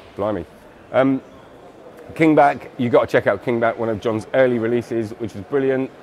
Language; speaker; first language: English; native; English